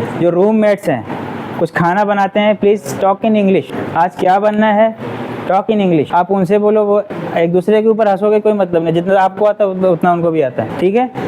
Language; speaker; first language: Hindi; native; Hindi